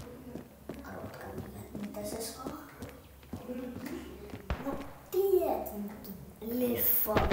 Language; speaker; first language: Finnish; early bilingual, other home language; Russian